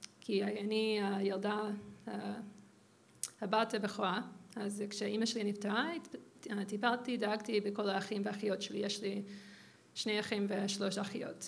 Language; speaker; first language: Hebrew; non-native, fluent; English